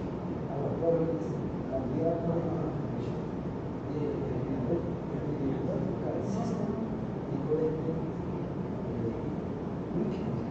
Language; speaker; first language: English; non-native, learner; Spanish